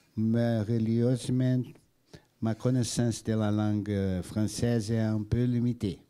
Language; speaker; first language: French; non-native, learner; Portuguese